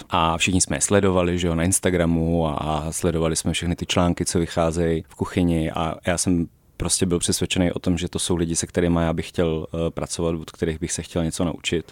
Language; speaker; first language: Czech; native; Czech